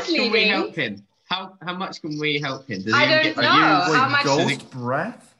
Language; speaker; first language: English; non-native, fluent; Portuguese